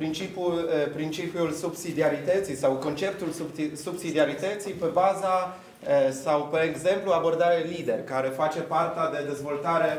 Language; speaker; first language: Romanian; non-native, fluent; Polish